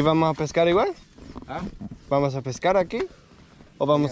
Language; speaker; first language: Spanish; non-native, learner; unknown